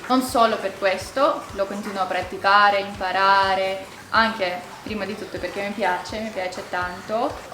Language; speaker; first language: Italian; non-native, fluent; Russian